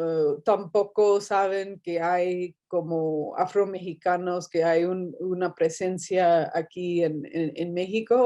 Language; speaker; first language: Spanish; non-native, fluent; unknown